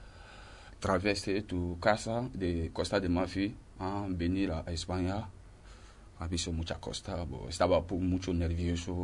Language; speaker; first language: Spanish; non-native, learner; French